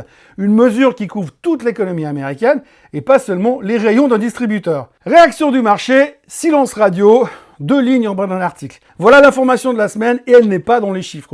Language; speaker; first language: French; native; French